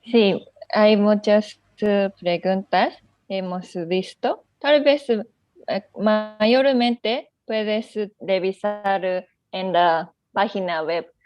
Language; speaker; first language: Spanish; non-native, learner; Japanese